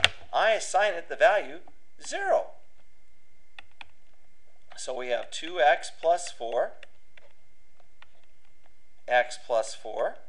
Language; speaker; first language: English; native; English